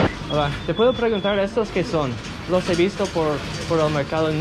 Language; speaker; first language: Spanish; non-native, fluent; English